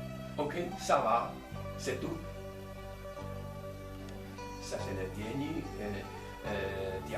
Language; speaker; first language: French; non-native, learner; Chinese